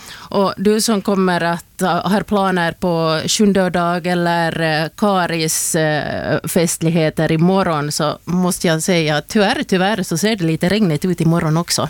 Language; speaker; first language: Swedish; native; Swedish